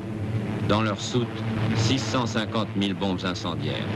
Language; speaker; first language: French; native; French